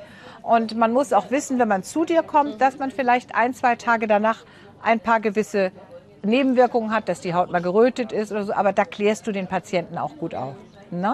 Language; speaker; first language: German; native; German